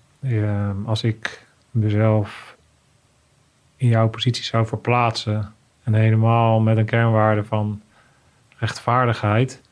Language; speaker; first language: Dutch; native; Dutch